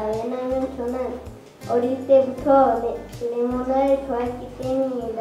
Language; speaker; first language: Korean; early bilingual, other home language; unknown